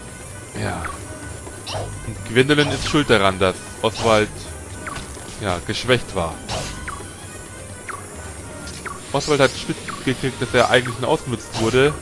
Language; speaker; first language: German; native; German